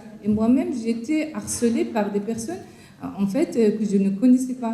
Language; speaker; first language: French; non-native, fluent; Persian